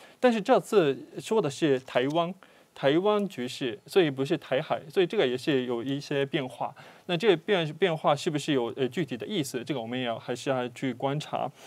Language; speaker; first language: Chinese; non-native, fluent; Japanese